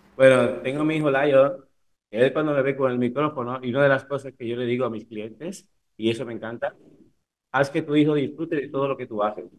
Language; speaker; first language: Spanish; native; Spanish